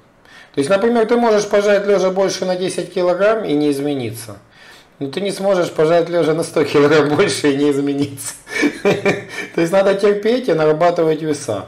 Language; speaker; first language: Russian; native; Russian